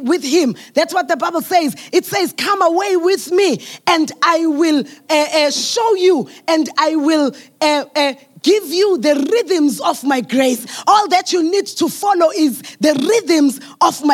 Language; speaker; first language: English; non-native, local second language; Zulu